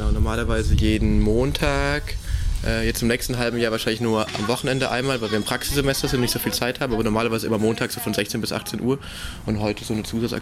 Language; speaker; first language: German; native; German